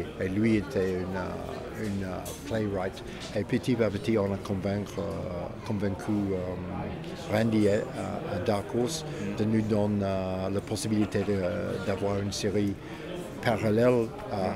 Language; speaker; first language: French; non-native, fluent; English